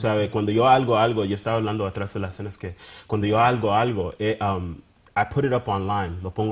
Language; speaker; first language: Spanish; early bilingual, heritage; Spanish